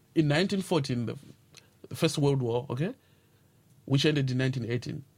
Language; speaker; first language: English; non-native, local second language; Tsonga